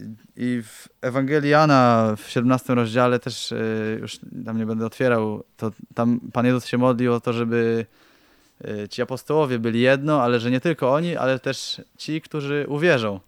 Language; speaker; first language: Polish; native; Polish